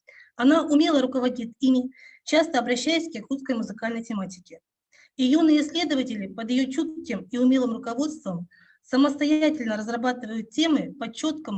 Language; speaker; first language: Russian; native; Russian